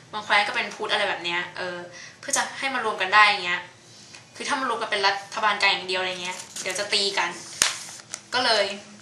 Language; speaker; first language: Thai; native; Thai